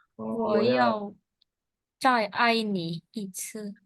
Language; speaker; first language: Chinese; non-native, learner; Indonesian